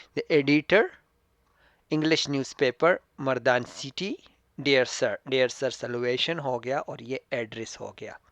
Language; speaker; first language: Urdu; non-native, local second language; Pashto